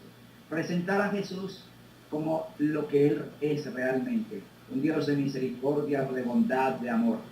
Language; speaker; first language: Spanish; native; Spanish